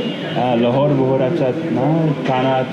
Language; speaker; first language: Hindi; non-native, learner; English